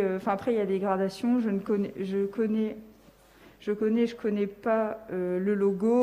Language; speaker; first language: French; native; French